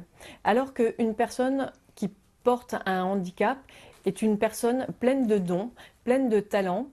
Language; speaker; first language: French; native; French